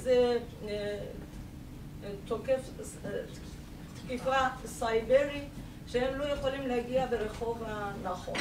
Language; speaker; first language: Hebrew; non-native, learner; Persian